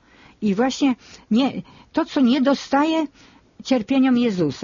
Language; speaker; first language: Polish; native; Polish